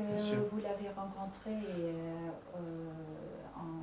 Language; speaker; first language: French; non-native, fluent; Dutch